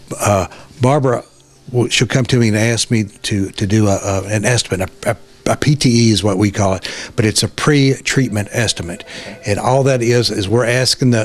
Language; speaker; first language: English; native; English